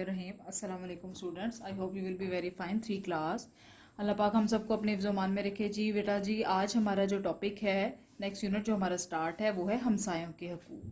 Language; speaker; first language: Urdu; non-native, local second language; Punjabi